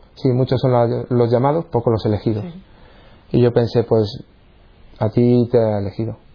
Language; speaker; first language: Spanish; native; Spanish